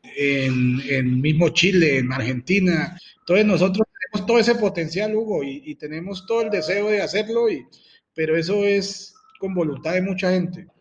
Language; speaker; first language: Spanish; native; Spanish